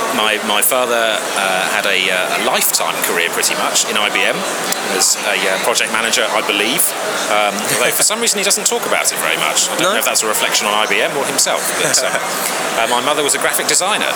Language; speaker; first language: English; native; English